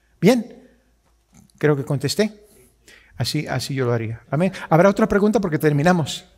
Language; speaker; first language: Spanish; early bilingual, heritage; Spanish